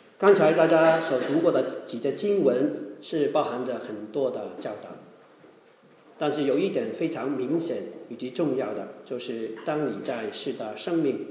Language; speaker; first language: Chinese; non-native, local second language; Cantonese